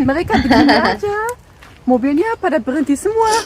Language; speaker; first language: Indonesian; non-native, fluent; German